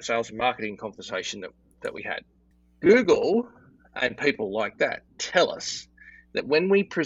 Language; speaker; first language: English; native; English